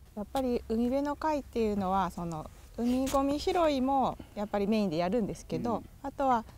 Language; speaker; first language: Japanese; native; Japanese